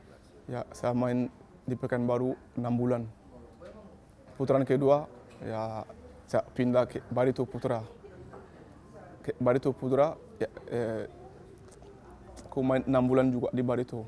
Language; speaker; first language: Indonesian; non-native, learner; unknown